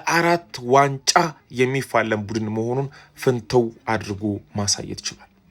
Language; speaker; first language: Amharic; native; Amharic